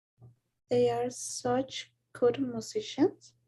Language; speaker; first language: English; non-native, learner; Spanish